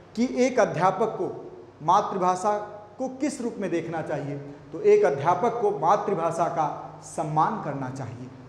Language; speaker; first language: Hindi; native; Hindi